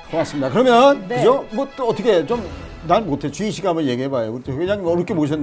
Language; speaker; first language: Korean; native; Korean